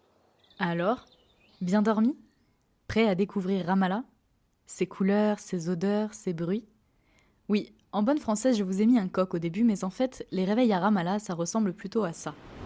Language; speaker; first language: French; native; French